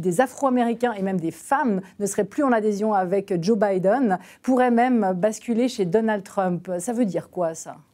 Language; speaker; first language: French; native; French